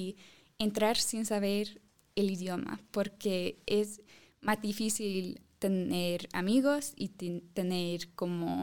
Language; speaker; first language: Spanish; non-native, fluent; English